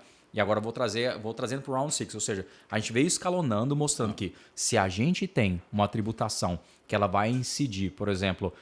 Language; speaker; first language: Portuguese; native; Portuguese